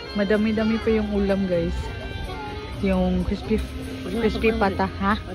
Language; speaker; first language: Filipino; non-native, local second language; Cebuano